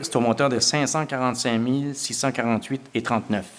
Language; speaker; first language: French; native; French